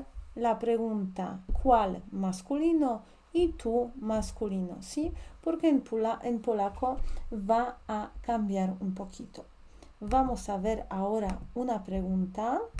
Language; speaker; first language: Spanish; non-native, fluent; Polish